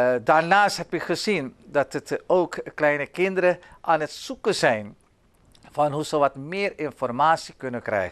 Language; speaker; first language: Dutch; native; Dutch